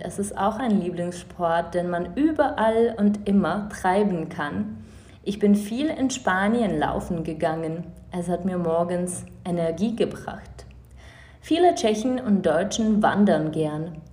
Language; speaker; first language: German; non-native, fluent; Czech